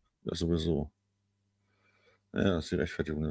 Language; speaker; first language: German; native; German